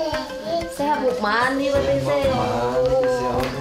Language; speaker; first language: Korean; non-native, learner; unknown